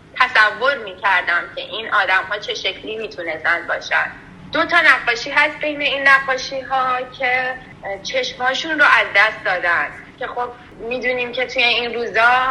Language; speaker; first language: Persian; native; Persian